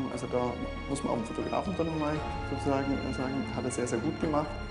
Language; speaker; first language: German; native; German